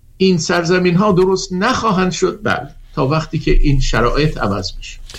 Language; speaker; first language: Persian; native; Persian